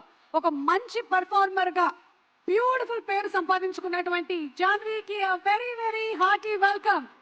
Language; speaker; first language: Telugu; native; Telugu